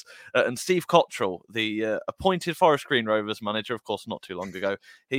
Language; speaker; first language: English; native; English